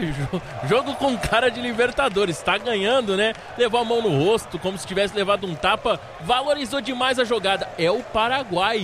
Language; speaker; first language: Portuguese; native; Portuguese